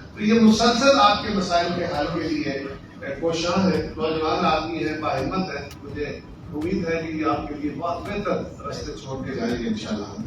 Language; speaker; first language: Urdu; non-native, local second language; Punjabi